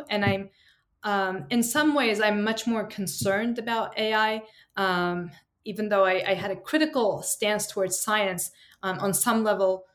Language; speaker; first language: English; non-native, fluent; Turkish